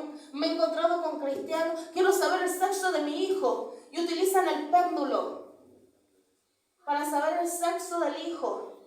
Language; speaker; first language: Spanish; native; Spanish